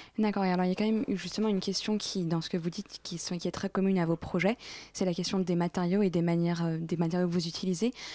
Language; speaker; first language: French; native; French